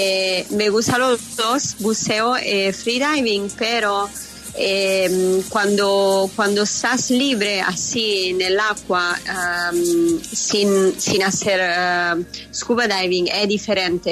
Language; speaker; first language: Spanish; non-native, fluent; Italian